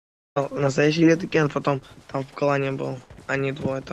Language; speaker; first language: Russian; native; Russian